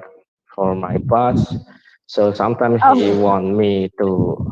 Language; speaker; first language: English; non-native, learner; Indonesian